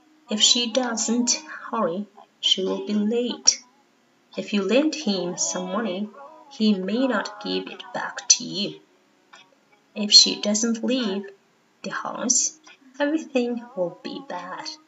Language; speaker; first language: English; non-native, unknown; Mongolian